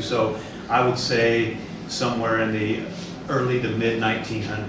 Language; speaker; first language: English; native; English